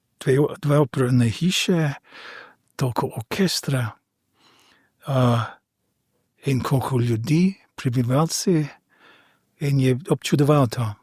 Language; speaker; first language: Slovenian; non-native, fluent; English